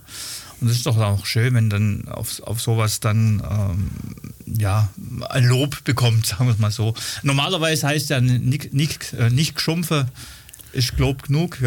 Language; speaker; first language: German; native; German